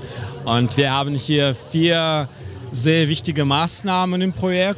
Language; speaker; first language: German; non-native, fluent; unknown